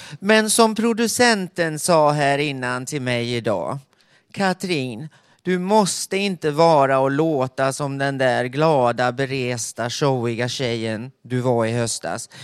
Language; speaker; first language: Swedish; native; Swedish